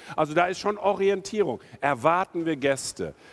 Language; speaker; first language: German; non-native, fluent; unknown